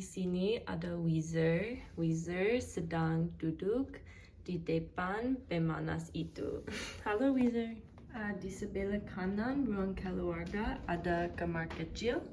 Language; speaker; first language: Indonesian; non-native, learner; English